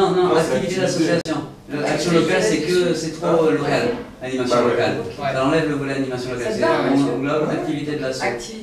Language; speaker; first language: French; native; French